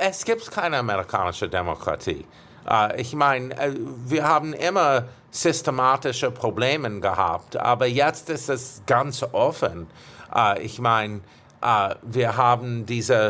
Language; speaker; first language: German; non-native, fluent; English